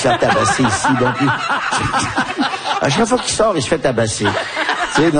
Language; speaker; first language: French; native; French